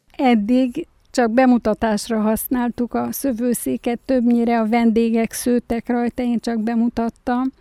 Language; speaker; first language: Hungarian; native; Hungarian